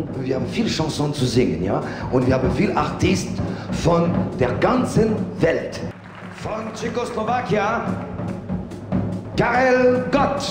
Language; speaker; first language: German; non-native, learner; French